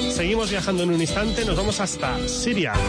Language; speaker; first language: Spanish; native; Spanish